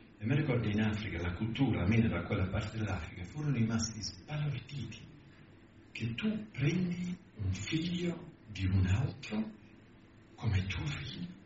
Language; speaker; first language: Italian; non-native, fluent; English